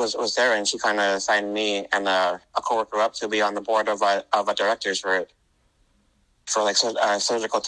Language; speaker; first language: English; native; English